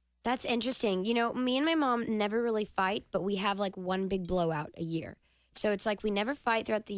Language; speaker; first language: English; native; English